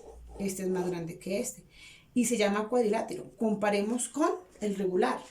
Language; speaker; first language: Spanish; native; Spanish